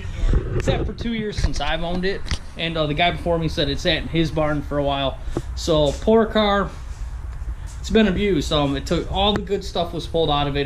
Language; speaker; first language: English; native; English